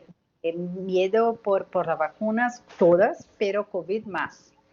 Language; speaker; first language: Spanish; non-native, learner; Portuguese